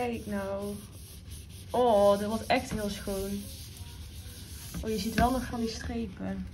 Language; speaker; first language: Dutch; native; Dutch